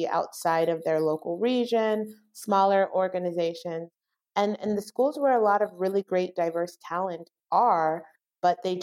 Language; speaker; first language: English; native; English